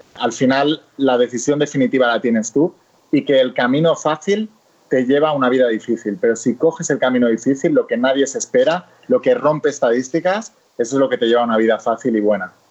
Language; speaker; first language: Spanish; native; Spanish